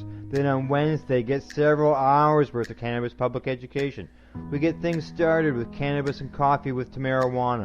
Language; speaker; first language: English; native; English